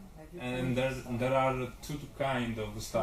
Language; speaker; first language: English; non-native, learner; Italian